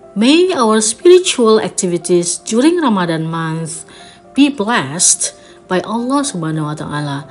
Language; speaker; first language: English; non-native, fluent; Indonesian